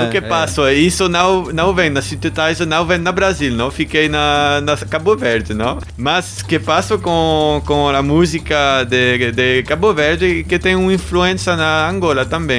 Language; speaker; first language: Portuguese; non-native, learner; German